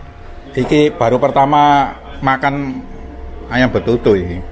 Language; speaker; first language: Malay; non-native, local second language; Javanese